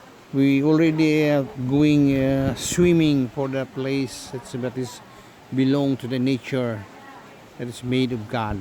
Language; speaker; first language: English; non-native, learner; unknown